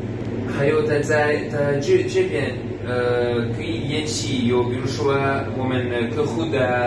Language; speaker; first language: Chinese; non-native, fluent; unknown